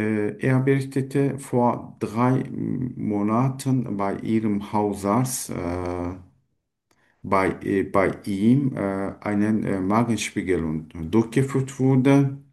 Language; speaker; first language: German; non-native, learner; Turkish